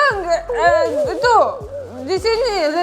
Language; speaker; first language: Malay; non-native, learner; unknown